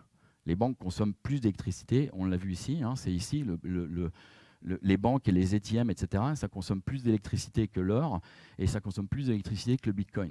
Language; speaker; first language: French; native; French